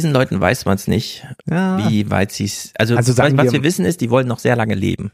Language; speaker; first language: German; native; German